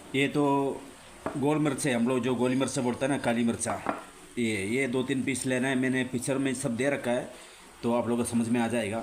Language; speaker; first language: Hindi; non-native, local second language; Malayalam